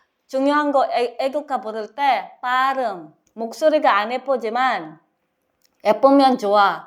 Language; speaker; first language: Korean; non-native, learner; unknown